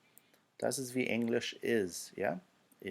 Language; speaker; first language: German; non-native, fluent; English